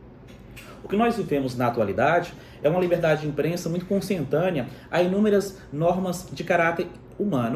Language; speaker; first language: Portuguese; native; Portuguese